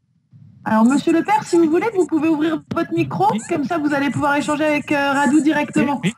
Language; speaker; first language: French; native; French